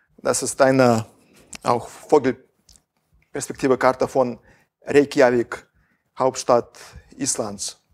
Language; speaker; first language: German; non-native, fluent; Russian